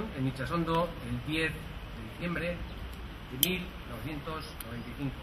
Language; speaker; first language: Spanish; native; Spanish